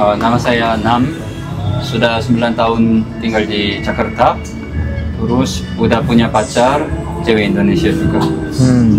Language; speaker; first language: Indonesian; non-native, fluent; Korean